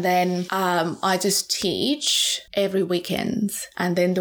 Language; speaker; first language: English; non-native, fluent; Thai